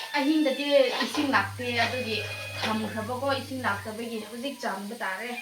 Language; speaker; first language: Manipuri; non-native, local second language; Tangkhul Naga (India)